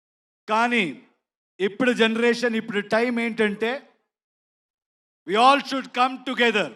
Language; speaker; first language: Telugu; non-native, learner; Kannada